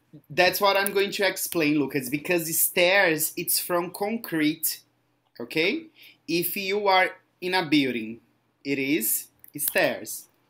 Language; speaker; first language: English; non-native, fluent; Portuguese